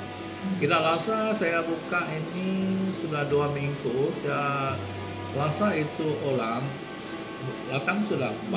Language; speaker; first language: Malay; non-native, local second language; Hakka Chinese